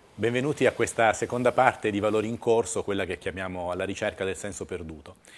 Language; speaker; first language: Italian; native; Italian